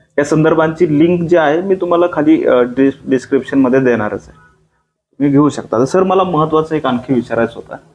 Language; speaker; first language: Marathi; native; Marathi